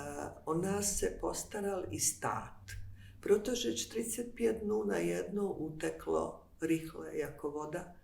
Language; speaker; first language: Czech; non-native, fluent; Bosnian